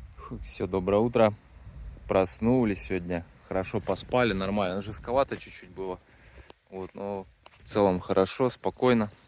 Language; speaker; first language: Russian; native; Russian